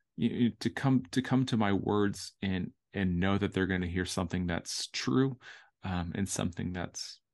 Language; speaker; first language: English; native; English